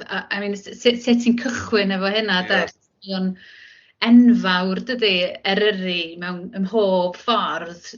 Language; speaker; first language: Welsh; native; Welsh